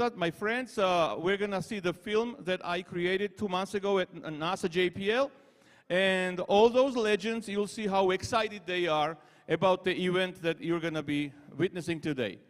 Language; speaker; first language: English; non-native, fluent; Georgian